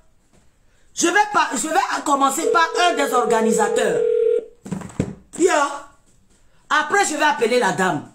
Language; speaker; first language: French; native; French